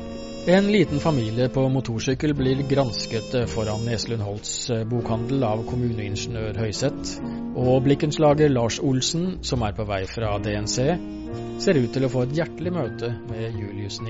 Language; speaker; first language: Norwegian; native; Norwegian